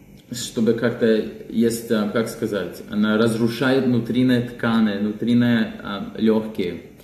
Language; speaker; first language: Russian; non-native, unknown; English